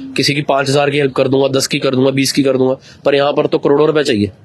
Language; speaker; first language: Hindi; non-native, local second language; Punjabi